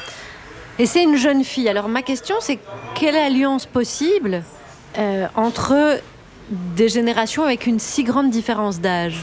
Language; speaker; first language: French; native; French